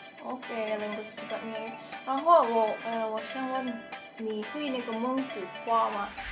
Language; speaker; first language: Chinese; non-native, fluent; Indonesian